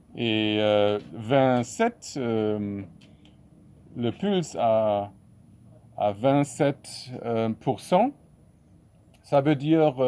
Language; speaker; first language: French; non-native, fluent; German